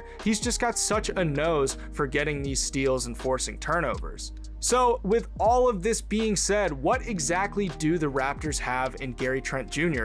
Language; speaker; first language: English; native; English